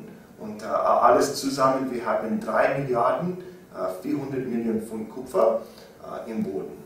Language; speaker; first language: German; non-native, learner; English